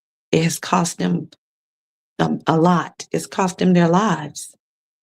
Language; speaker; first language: English; native; English